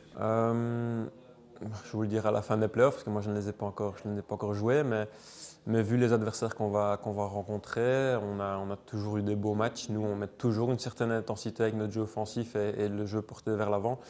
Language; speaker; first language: French; native; French